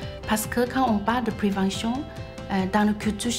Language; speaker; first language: French; non-native, fluent; Chinese